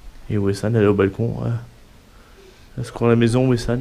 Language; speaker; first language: French; native; French